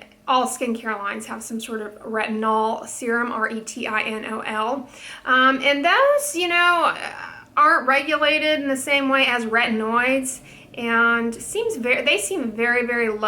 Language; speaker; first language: English; native; English